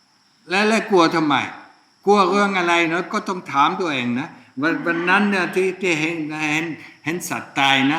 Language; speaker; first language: Thai; non-native, fluent; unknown